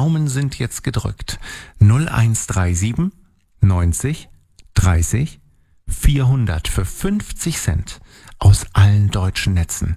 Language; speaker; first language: German; native; German